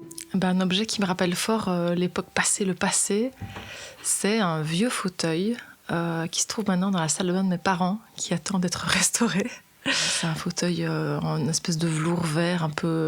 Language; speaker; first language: French; native; French